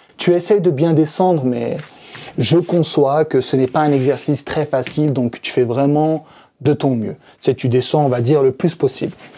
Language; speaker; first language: French; native; French